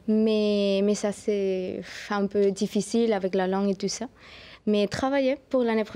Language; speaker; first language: French; non-native, learner; Spanish